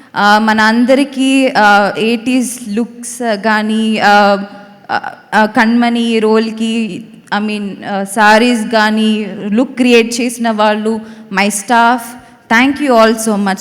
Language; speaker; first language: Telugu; non-native, learner; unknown